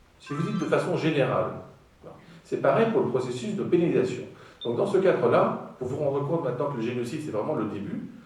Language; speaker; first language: French; non-native, fluent; Greek